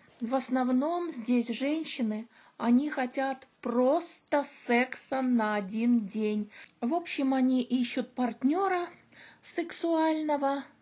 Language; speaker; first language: Russian; native; Russian